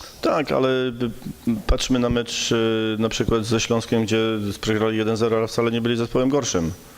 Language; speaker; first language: Polish; native; Polish